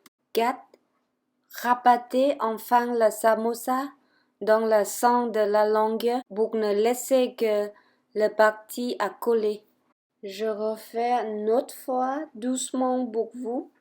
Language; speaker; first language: French; non-native, fluent; Vietnamese